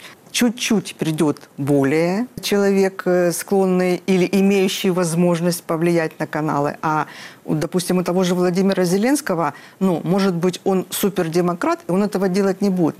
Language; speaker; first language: Russian; native; Russian